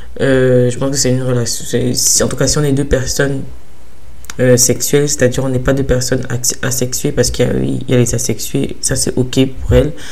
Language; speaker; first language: French; early bilingual, other home language; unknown